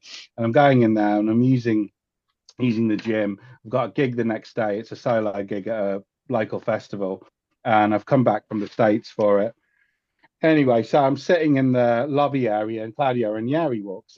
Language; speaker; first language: English; native; English